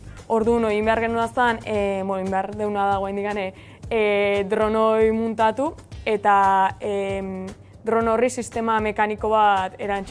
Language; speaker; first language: Basque; native; Basque